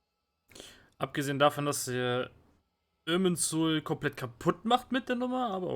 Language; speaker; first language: German; native; German